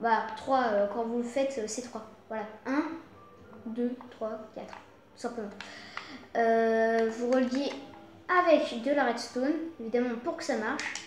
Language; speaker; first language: French; native; French